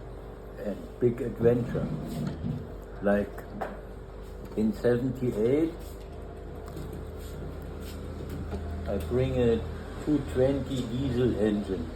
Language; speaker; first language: English; non-native, fluent; German